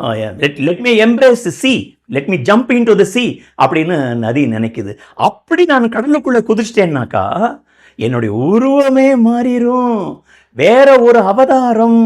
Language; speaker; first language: Tamil; native; Tamil